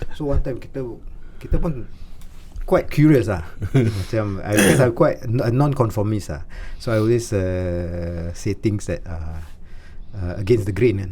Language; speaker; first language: English; non-native, local second language; Malay